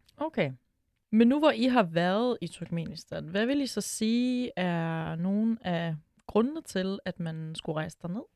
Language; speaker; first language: Danish; native; Danish